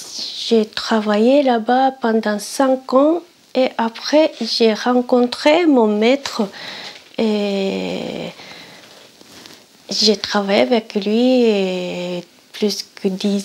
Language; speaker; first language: French; non-native, learner; Japanese